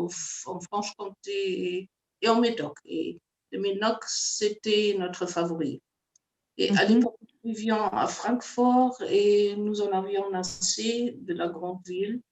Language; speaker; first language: French; non-native, fluent; German